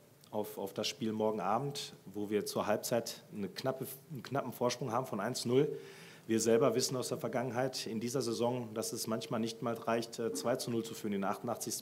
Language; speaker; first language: German; native; German